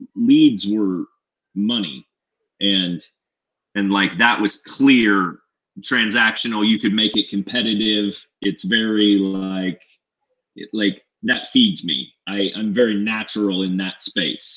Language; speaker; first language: English; native; English